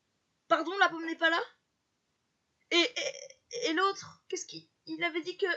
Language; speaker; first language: French; native; French